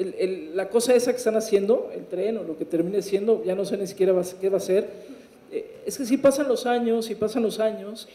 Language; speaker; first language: Spanish; native; Spanish